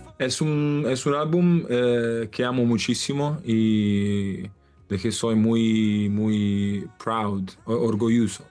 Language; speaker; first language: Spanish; non-native, learner; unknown